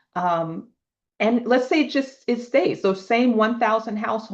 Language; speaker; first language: English; native; English